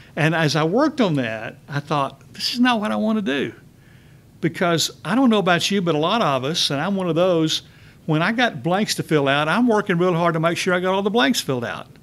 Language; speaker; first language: English; native; English